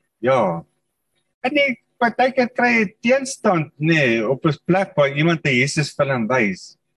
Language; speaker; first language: Afrikaans; native; Afrikaans